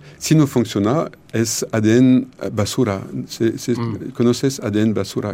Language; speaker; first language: Spanish; non-native, learner; French